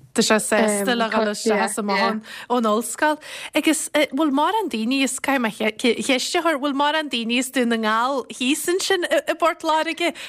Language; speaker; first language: Irish; native; Irish